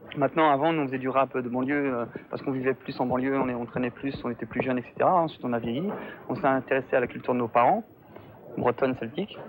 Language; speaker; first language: French; native; French